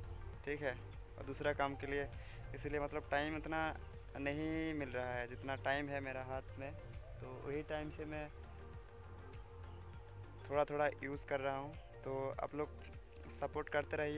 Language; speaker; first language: Hindi; non-native, local second language; Bangla